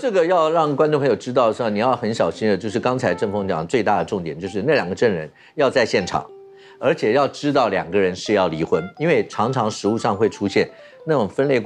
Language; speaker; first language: Chinese; native; Chinese